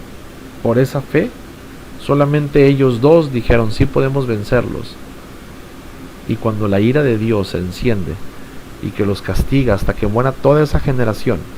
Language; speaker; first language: Spanish; native; Spanish